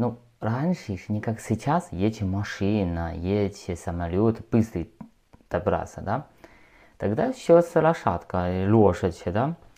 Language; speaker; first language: Russian; non-native, learner; Chinese